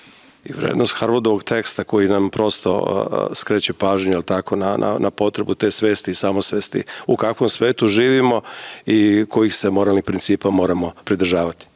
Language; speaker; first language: Serbian; native; Serbian